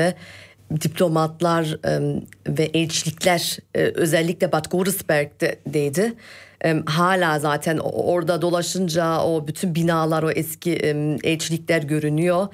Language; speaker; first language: Turkish; early bilingual, heritage; Turkish